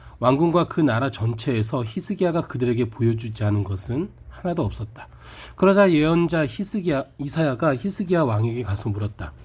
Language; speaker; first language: Korean; native; Korean